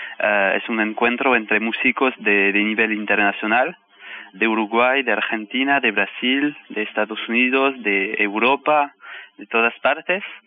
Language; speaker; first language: Spanish; non-native, fluent; French